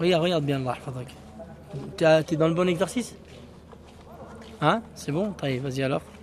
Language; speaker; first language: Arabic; non-native, fluent; French